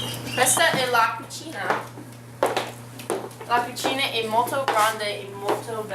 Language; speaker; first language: Italian; non-native, learner; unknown